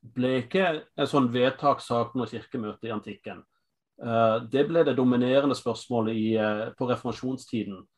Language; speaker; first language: Norwegian; non-native, fluent; English